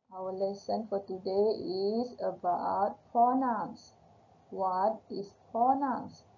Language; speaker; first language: English; non-native, local second language; Malay